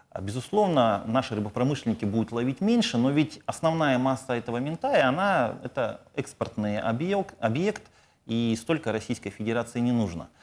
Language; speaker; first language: Russian; native; Russian